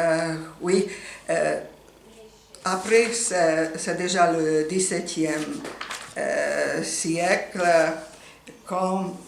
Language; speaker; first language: French; non-native, fluent; Hungarian